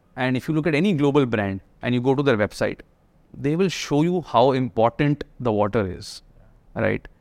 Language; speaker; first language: English; non-native, local second language; Hindi